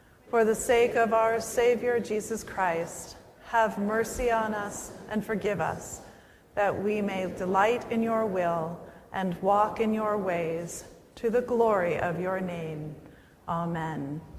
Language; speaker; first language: English; native; English